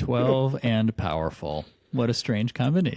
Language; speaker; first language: English; native; English